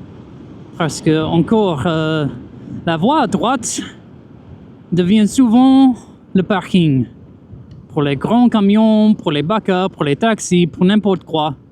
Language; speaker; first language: French; non-native, fluent; English